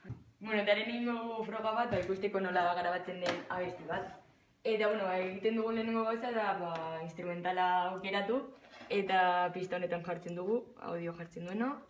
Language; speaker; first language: Basque; non-native, local second language; Spanish